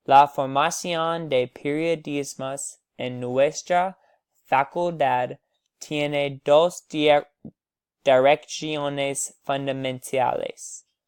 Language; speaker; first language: Spanish; non-native, learner; English